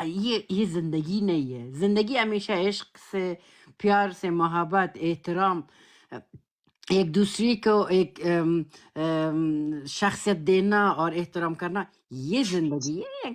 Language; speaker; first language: Hindi; non-native, learner; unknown